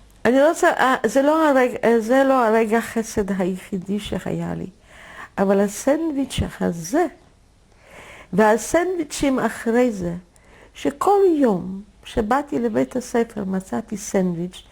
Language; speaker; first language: Hebrew; non-native, fluent; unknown